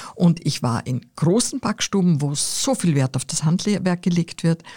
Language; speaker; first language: German; native; German